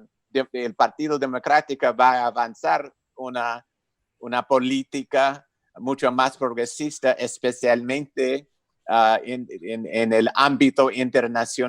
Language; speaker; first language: Spanish; non-native, fluent; English